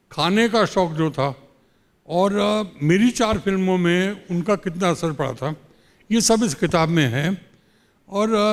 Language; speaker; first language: Hindi; native; Hindi